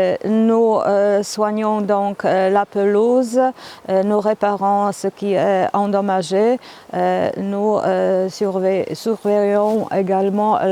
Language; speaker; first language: French; non-native, fluent; Polish